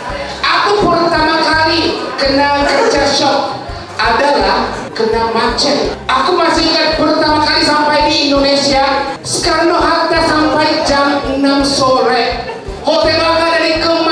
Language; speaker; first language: Indonesian; non-native, fluent; Japanese